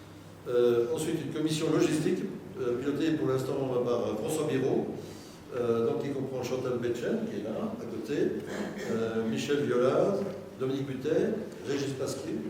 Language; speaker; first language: French; native; French